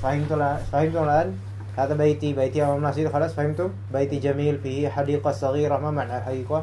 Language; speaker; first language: Arabic; non-native, fluent; Indonesian